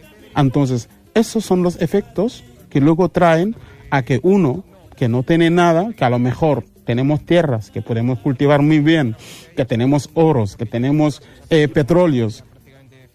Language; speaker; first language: Spanish; non-native, fluent; Mandingo